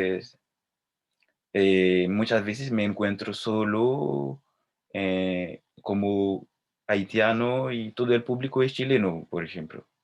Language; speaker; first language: Spanish; non-native, fluent; Haitian Creole